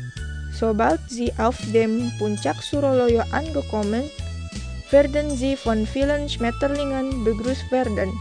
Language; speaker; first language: German; non-native, fluent; Indonesian